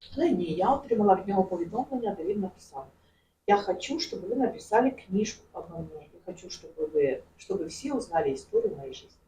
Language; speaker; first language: Ukrainian; native; Ukrainian